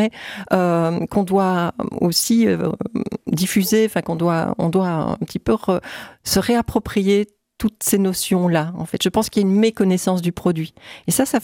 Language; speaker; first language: French; native; French